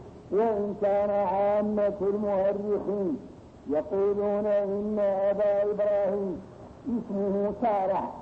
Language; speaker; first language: Arabic; native; Arabic